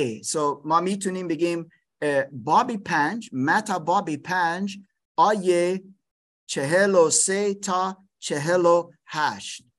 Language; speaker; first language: Persian; non-native, fluent; English